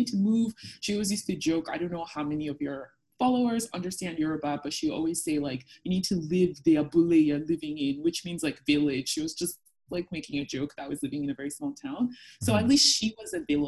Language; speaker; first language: English; non-native, local second language; Yoruba